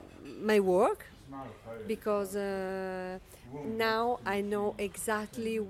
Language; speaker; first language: English; non-native, learner; Italian